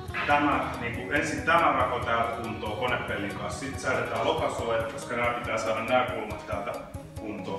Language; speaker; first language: Finnish; native; Finnish